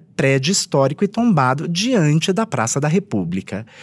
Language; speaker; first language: Portuguese; native; Portuguese